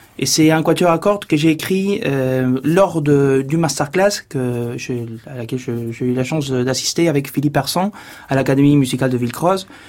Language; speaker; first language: French; non-native, fluent; Spanish